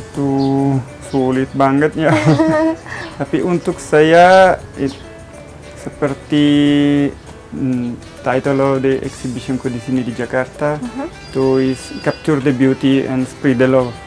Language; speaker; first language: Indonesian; non-native, learner; Italian